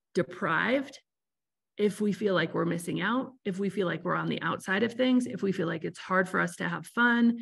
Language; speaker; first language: English; native; English